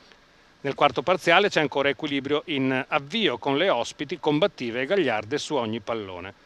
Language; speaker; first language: Italian; native; Italian